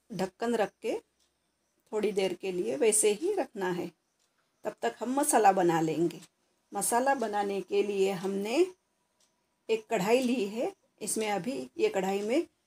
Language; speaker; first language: Hindi; non-native, local second language; Marathi